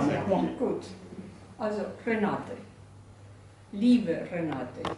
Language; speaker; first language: German; non-native, fluent; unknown